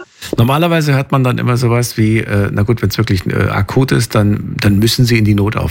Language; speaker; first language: German; native; German